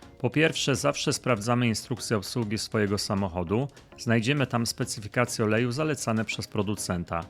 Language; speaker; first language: Polish; native; Polish